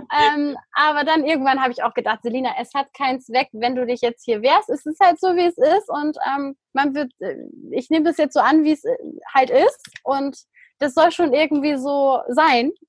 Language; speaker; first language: German; native; German